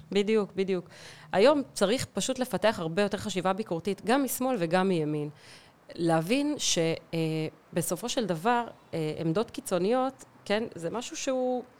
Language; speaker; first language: Hebrew; native; Hebrew